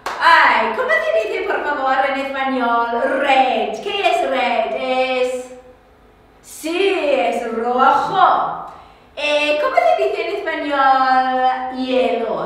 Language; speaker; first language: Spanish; non-native, learner; English